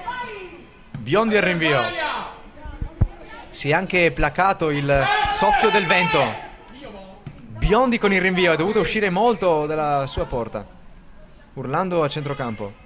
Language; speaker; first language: Italian; native; Italian